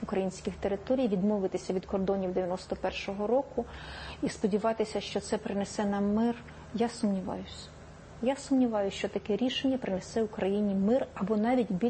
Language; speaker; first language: Ukrainian; native; Ukrainian